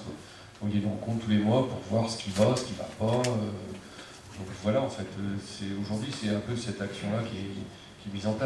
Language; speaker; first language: French; native; French